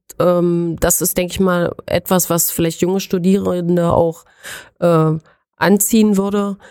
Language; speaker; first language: German; native; German